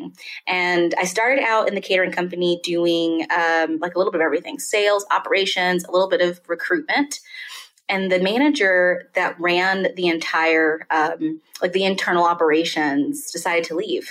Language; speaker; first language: English; native; English